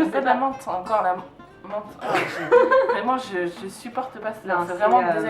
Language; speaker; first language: French; native; French